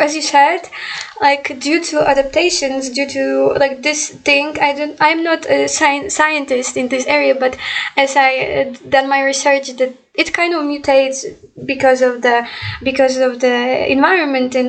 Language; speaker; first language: English; non-native, fluent; Ukrainian